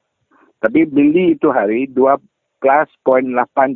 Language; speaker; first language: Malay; non-native, local second language; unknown